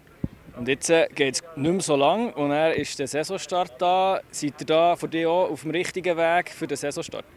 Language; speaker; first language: German; native; German